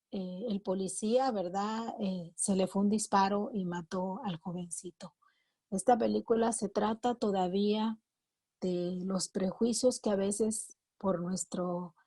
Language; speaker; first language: Spanish; native; Spanish